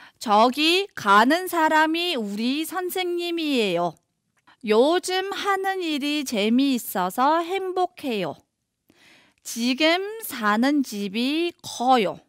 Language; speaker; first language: Korean; non-native, fluent; Mongolian